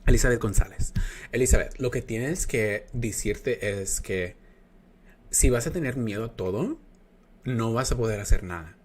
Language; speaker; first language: Spanish; early bilingual, other home language; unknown